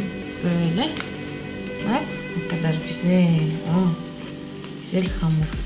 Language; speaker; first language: Turkish; non-native, learner; Russian